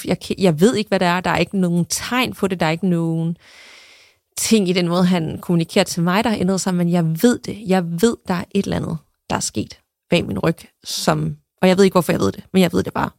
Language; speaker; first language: Danish; native; Danish